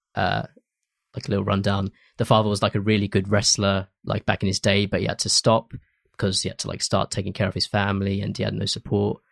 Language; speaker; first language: English; early bilingual, other home language; Hindi